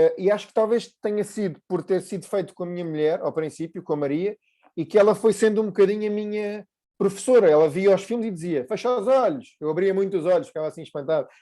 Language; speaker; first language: Portuguese; native; Portuguese